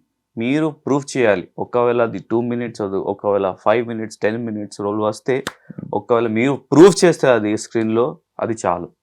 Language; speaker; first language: Telugu; non-native, learner; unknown